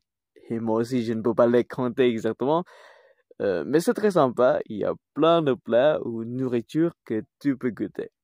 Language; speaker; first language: French; non-native, fluent; Indonesian